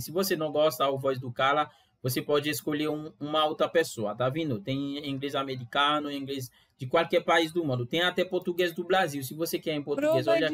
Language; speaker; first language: Portuguese; non-native, fluent; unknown